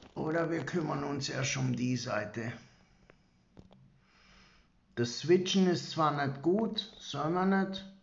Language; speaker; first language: German; native; German